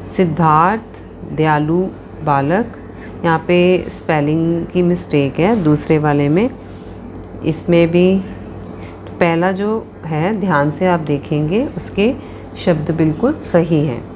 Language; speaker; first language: Hindi; non-native, local second language; Punjabi